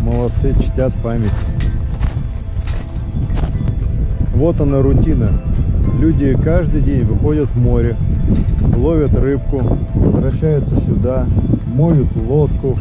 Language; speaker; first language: Russian; native; Russian